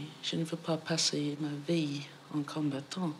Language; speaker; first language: French; non-native, fluent; English